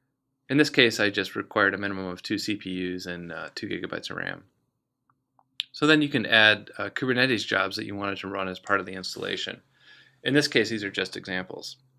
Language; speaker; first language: English; native; English